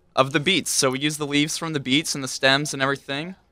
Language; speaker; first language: English; native; English